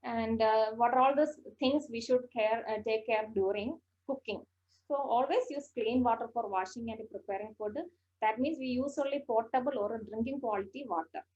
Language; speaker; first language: English; non-native, local second language; Malayalam